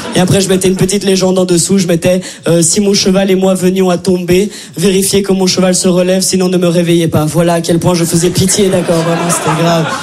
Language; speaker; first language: French; native; French